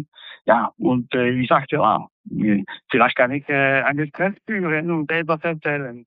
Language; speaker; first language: German; non-native, fluent; Spanish